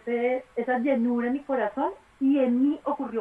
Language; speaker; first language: Spanish; native; Spanish